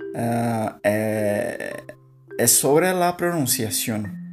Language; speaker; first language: Spanish; non-native, learner; Portuguese